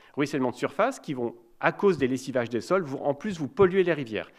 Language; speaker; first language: French; native; French